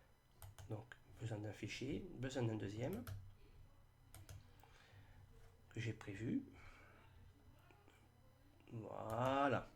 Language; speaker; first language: French; native; French